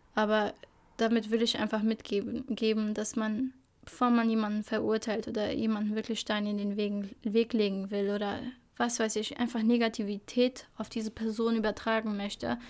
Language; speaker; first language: German; early bilingual, other home language; Albanian